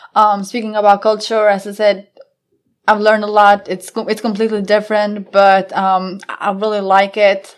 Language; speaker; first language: English; non-native, fluent; Albanian